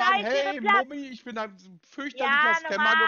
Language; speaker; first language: German; native; German